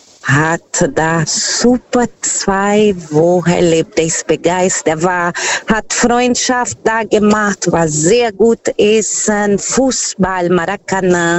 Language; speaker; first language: German; non-native, fluent; Portuguese